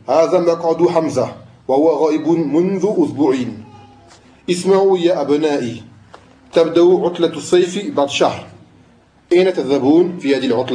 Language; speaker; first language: Arabic; non-native, fluent; French